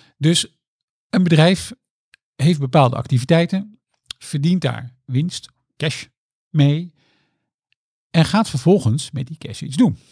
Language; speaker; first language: Dutch; native; Dutch